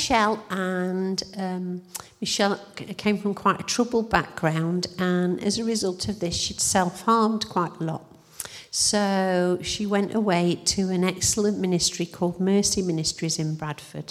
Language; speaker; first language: English; native; English